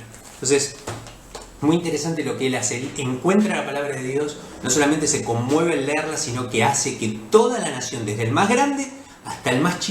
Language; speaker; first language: Spanish; native; Spanish